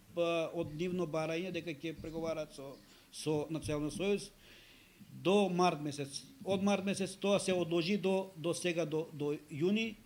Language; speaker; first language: Macedonian; native; Macedonian